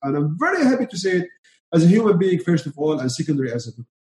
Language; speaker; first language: English; non-native, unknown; Arabic